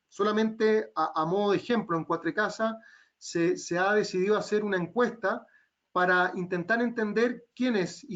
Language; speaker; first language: Spanish; native; Spanish